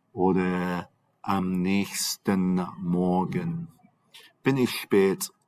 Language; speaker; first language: German; non-native, fluent; English